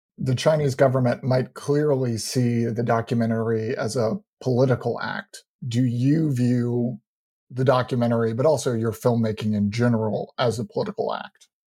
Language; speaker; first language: English; native; English